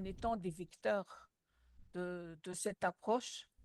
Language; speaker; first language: French; non-native, local second language; Malagasy